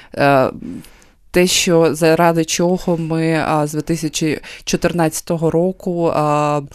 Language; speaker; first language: Ukrainian; non-native, local second language; Russian